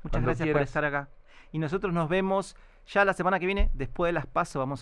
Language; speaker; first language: Spanish; native; Spanish